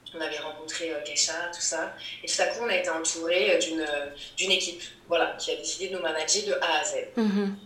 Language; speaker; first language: French; native; French